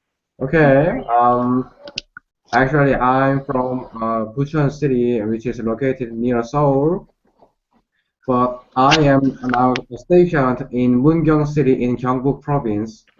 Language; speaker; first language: English; non-native, learner; Korean